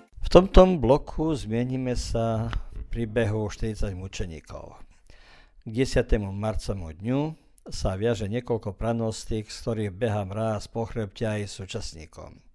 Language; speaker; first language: Slovak; early bilingual, heritage; Slovak